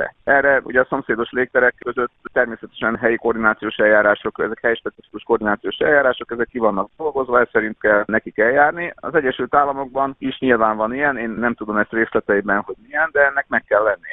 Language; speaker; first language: Hungarian; native; Hungarian